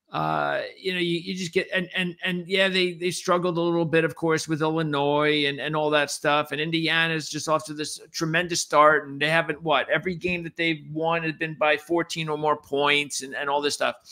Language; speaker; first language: English; native; English